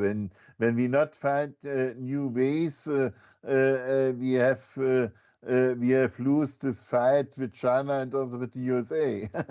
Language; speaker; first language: English; non-native, fluent; German